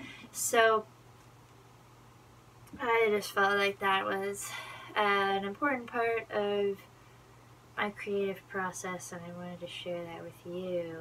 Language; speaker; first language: English; native; English